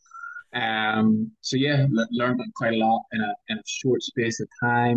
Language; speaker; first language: English; native; English